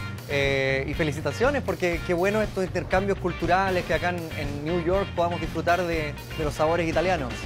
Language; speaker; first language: Spanish; native; Spanish